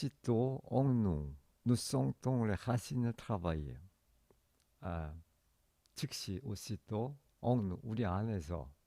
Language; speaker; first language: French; non-native, fluent; Korean